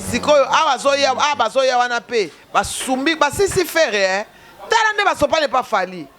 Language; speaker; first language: Lingala; native; Lingala